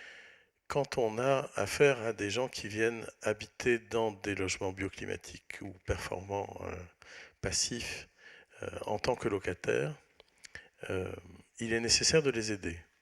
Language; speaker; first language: French; native; French